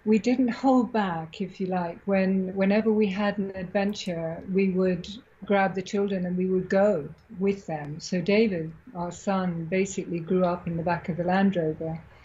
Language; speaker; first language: English; native; English